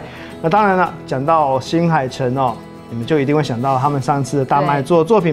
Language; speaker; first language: Chinese; native; Chinese